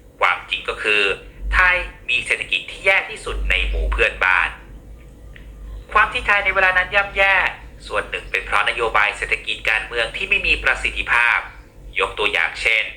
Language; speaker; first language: Thai; native; Thai